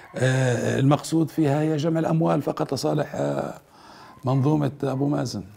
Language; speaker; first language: Arabic; native; Arabic